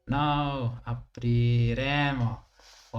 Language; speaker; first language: Italian; non-native, learner; English